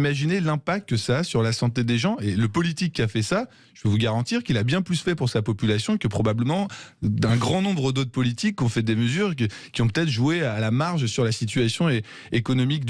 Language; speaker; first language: French; native; French